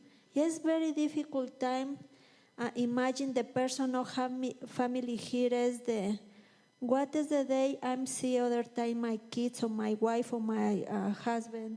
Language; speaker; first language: English; non-native, learner; Spanish